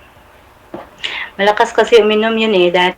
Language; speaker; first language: Filipino; non-native, local second language; Cebuano